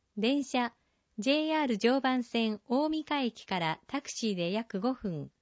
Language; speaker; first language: Japanese; native; Japanese